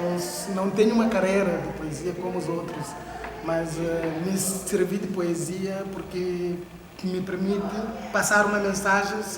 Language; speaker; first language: Portuguese; non-native, local second language; Upper Guinea Crioulo